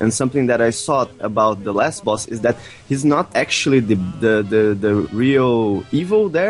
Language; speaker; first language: English; non-native, fluent; Portuguese